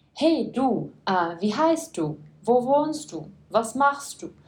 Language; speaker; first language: German; non-native, fluent; Czech